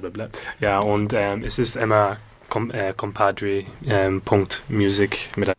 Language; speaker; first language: German; non-native, learner; English